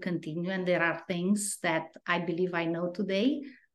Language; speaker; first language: English; non-native, fluent; Romanian